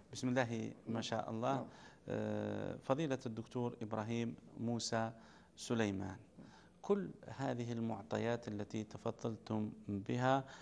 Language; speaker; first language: Arabic; native; Arabic